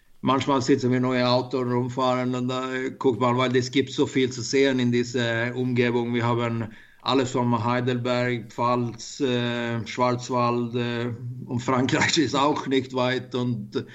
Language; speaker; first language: German; non-native, learner; Swedish